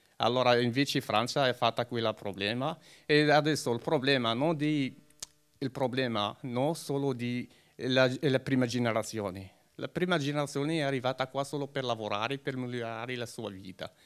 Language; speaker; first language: Italian; non-native, learner; Arabic